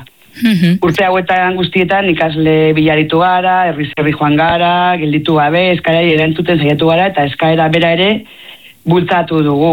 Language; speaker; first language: Basque; native; Basque